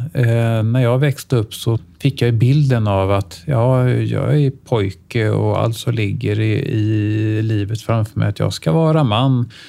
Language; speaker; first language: Swedish; native; Swedish